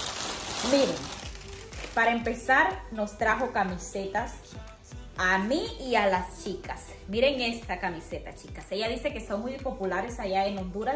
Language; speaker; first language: Spanish; native; Spanish